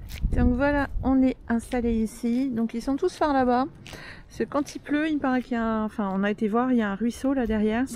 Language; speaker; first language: French; native; French